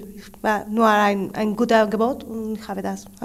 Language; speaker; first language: German; non-native, learner; Spanish